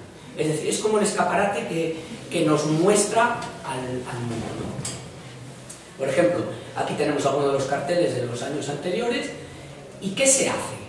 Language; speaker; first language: Spanish; native; Spanish